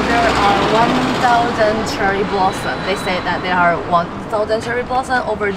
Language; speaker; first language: English; non-native, learner; Japanese